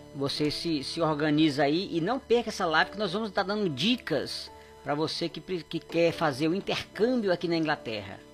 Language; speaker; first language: Portuguese; native; Portuguese